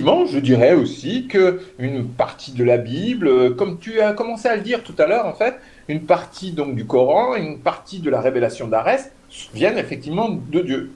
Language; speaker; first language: French; native; French